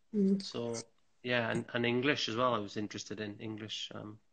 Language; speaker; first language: English; native; English